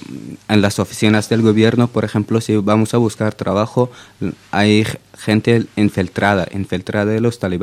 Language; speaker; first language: Spanish; non-native, fluent; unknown